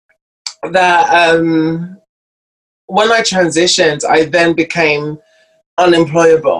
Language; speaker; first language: English; native; English